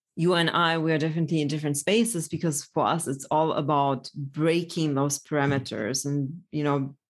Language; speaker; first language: English; early bilingual, other home language; Polish